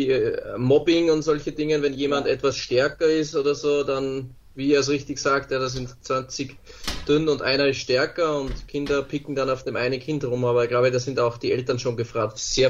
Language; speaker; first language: German; native; German